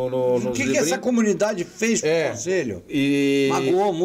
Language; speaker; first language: Portuguese; native; Portuguese